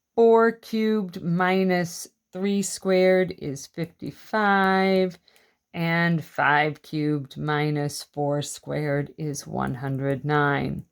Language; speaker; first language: English; native; English